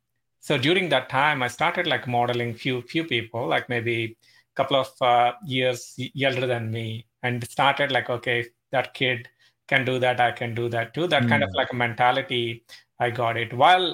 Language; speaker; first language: English; non-native, local second language; Telugu